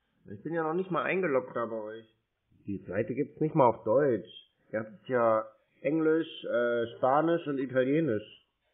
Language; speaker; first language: German; native; German